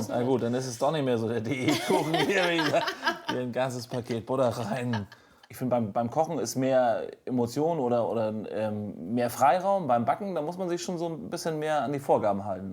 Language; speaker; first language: German; native; German